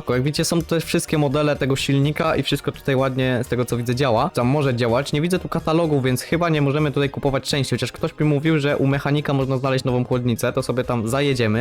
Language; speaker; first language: Polish; native; Polish